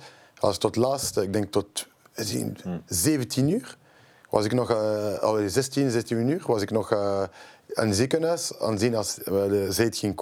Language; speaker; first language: Dutch; non-native, local second language; French